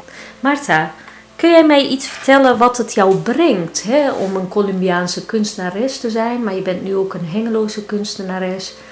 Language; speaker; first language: Dutch; early bilingual, heritage; Turkish